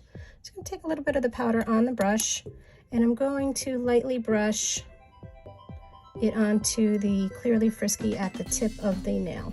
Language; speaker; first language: English; native; English